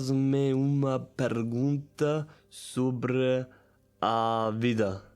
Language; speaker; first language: Portuguese; non-native, learner; Italian